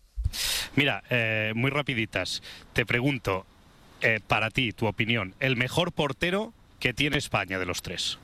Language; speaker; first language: Spanish; non-native, learner; Portuguese